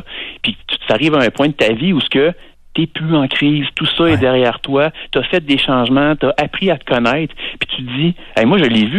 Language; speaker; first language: French; native; French